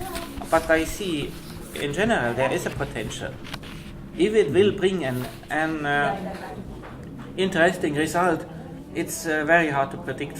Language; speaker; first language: English; non-native, fluent; Estonian